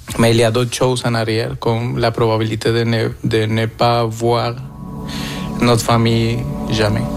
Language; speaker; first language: French; non-native, fluent; Spanish